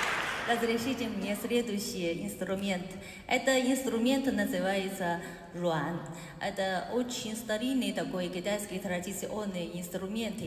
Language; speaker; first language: Russian; non-native, learner; Chinese